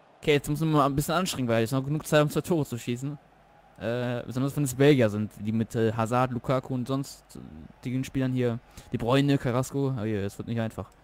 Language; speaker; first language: German; native; German